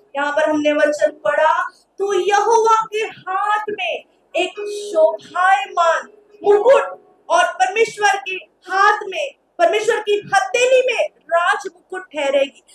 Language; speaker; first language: Hindi; non-native, local second language; Marathi